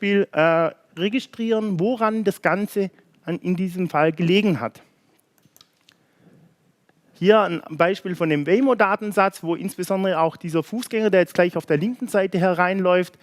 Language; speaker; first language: German; native; German